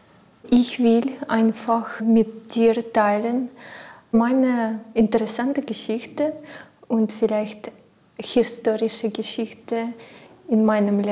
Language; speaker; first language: German; non-native, learner; Ukrainian